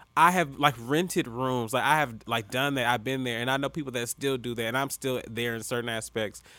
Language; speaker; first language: English; native; English